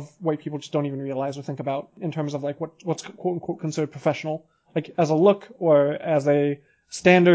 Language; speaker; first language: English; native; English